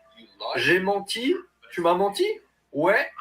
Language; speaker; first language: French; native; French